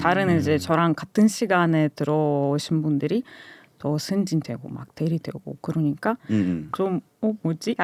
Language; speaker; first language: Korean; non-native, fluent; Russian